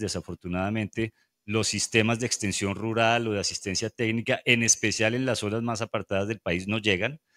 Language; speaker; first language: Spanish; native; Spanish